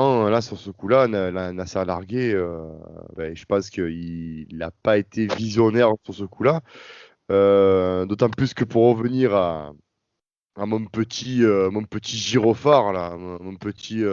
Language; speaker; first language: French; native; French